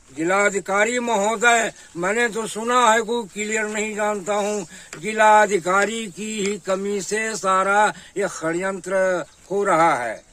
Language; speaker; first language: Hindi; native; Hindi